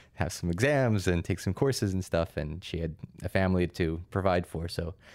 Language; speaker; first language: English; early bilingual, other home language; Russian